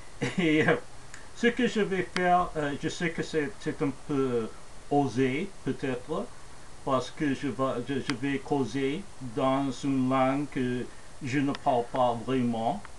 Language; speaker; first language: French; non-native, fluent; English